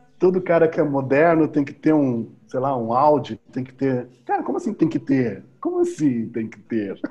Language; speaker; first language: Portuguese; native; Portuguese